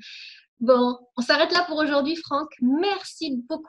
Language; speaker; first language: French; native; French